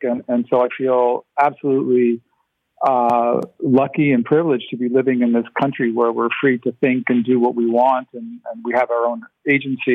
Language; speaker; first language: English; non-native, fluent; Ukrainian